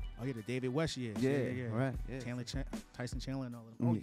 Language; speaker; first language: English; native; English